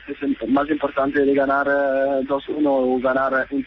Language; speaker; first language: Spanish; non-native, learner; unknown